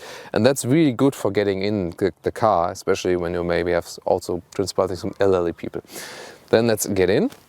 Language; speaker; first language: English; non-native, fluent; German